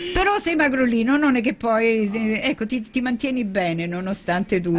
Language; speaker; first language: Italian; native; Italian